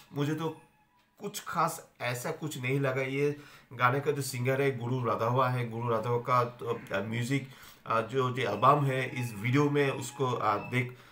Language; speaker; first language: Hindi; non-native, local second language; Bangla